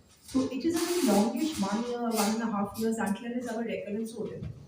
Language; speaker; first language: English; non-native, local second language; Bangla